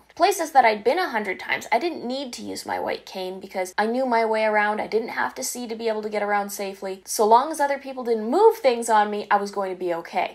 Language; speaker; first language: English; native; English